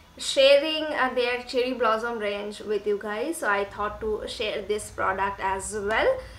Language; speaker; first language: English; non-native, local second language; Bangla